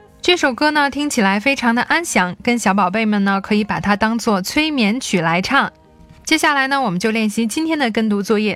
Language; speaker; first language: Chinese; native; Chinese